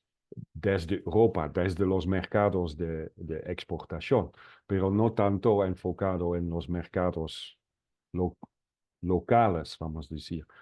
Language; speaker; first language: Spanish; non-native, fluent; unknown